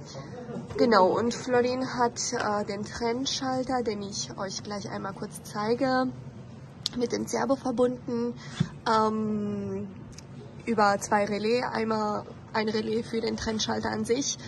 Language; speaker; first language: German; native; German